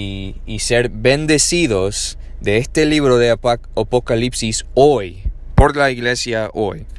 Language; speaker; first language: Spanish; non-native, learner; English